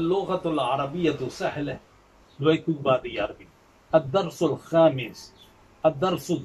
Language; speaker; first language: Arabic; non-native, fluent; Burmese